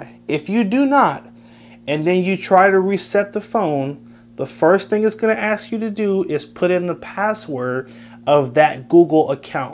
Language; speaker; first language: English; native; English